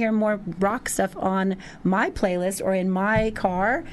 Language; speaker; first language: English; native; English